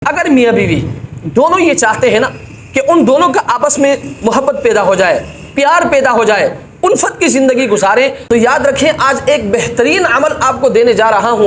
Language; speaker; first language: Urdu; native; Urdu